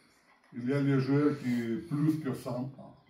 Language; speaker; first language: French; non-native, learner; Russian